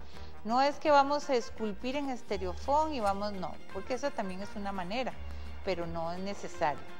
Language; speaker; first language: Spanish; native; Spanish